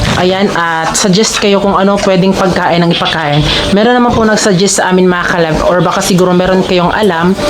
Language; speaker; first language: Filipino; non-native, local second language; Cebuano